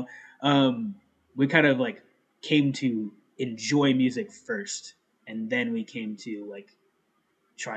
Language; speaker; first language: English; native; English